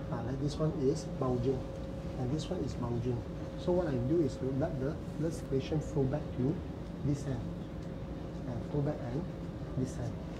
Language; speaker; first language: English; non-native, local second language; Cantonese